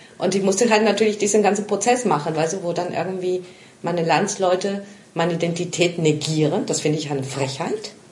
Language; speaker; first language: German; non-native, fluent; Spanish